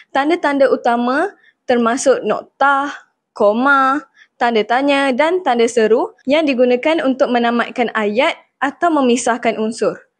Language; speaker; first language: Malay; native; Malay